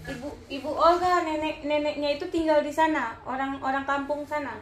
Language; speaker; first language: Indonesian; non-native, learner; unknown